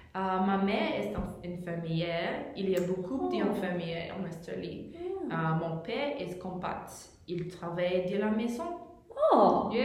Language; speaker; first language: French; non-native, learner; English